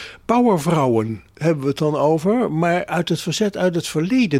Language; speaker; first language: Dutch; native; Dutch